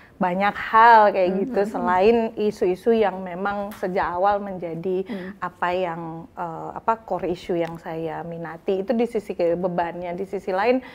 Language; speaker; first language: Indonesian; native; Indonesian